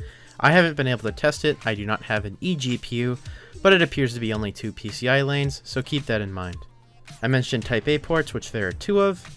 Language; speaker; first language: English; native; English